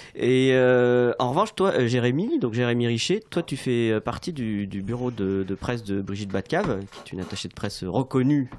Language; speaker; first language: French; native; French